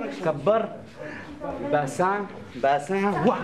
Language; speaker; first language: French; non-native, local second language; Arabic